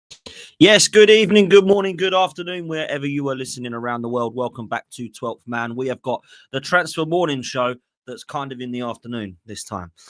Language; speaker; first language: English; native; English